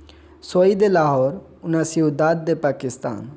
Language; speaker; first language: Spanish; non-native, learner; Urdu